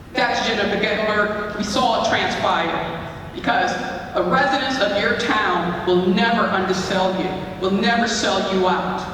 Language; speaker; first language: English; native; English